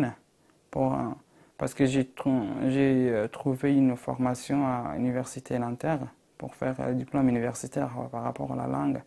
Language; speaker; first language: French; non-native, local second language; Arabic